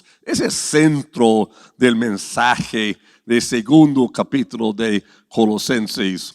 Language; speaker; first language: Spanish; non-native, fluent; English